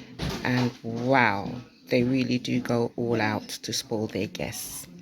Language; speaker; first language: English; native; English